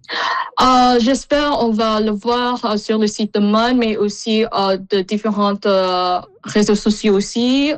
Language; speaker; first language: French; non-native, fluent; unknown